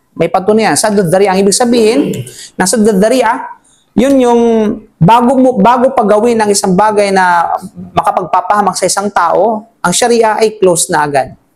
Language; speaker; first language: Filipino; native; Filipino